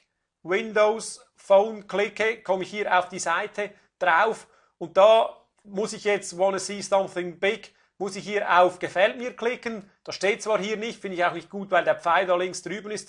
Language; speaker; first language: German; native; German